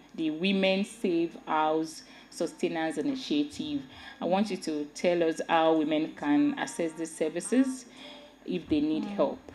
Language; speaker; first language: English; non-native, local second language; Yoruba